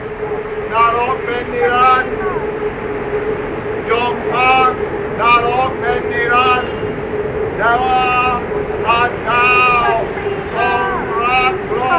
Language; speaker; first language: Thai; non-native, learner; English